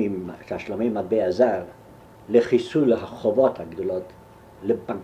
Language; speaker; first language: Hebrew; non-native, fluent; German